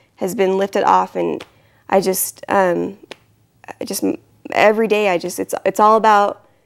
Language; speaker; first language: English; native; English